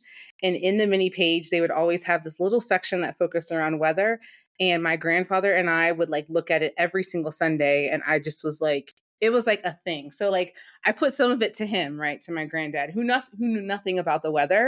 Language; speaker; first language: English; native; English